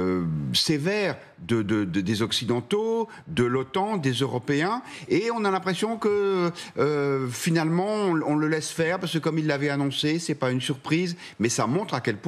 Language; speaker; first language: French; native; French